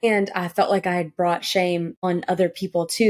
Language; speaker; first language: English; native; English